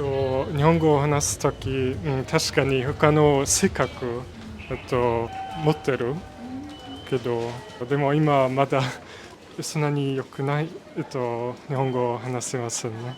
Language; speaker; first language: Japanese; non-native, learner; Luxembourgish